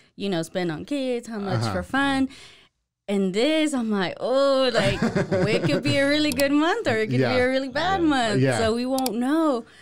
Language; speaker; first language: English; native; English